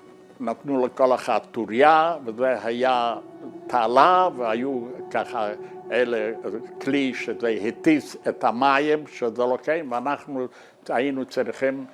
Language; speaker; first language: Hebrew; non-native, fluent; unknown